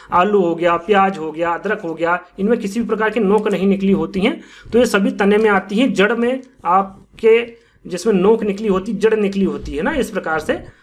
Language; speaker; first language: Hindi; native; Hindi